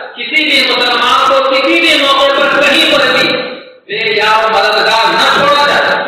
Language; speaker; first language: Urdu; native; Urdu